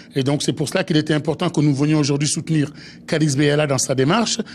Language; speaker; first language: French; native; French